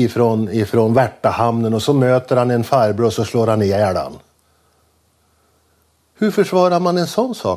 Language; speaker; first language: Swedish; native; Swedish